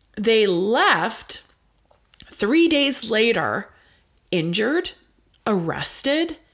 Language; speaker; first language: English; native; English